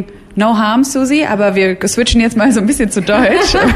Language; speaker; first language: German; native; German